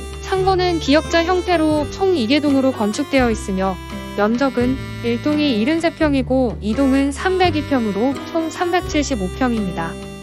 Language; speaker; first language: Korean; native; Korean